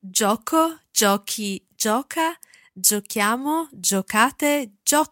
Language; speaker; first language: Italian; non-native, learner; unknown